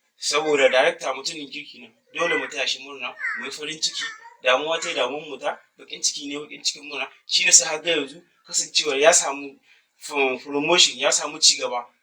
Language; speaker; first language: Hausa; native; Hausa